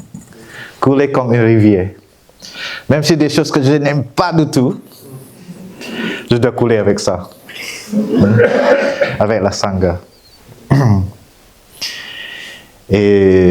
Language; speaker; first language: French; non-native, fluent; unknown